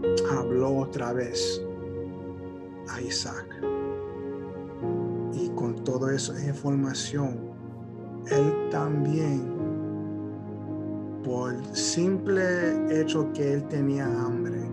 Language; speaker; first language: Spanish; early bilingual, heritage; Spanish